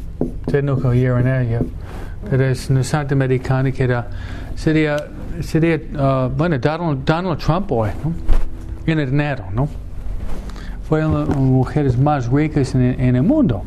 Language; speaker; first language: Spanish; non-native, fluent; English